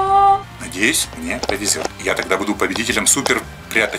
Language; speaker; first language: Russian; native; Russian